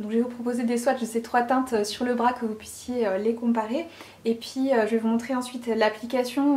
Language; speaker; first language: French; native; French